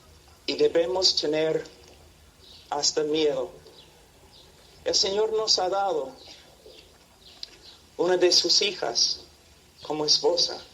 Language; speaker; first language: Spanish; non-native, fluent; English